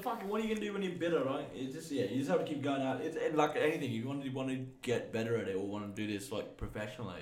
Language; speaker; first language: English; native; English